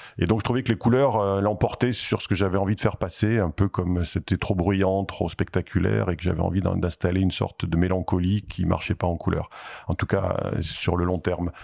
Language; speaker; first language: French; native; French